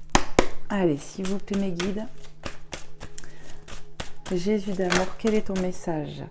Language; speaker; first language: French; native; French